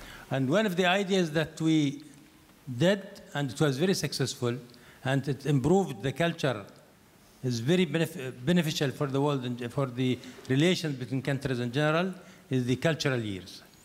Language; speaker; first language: English; non-native, fluent; Arabic